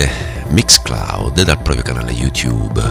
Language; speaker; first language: Italian; native; Italian